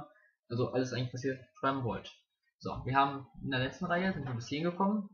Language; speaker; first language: German; native; German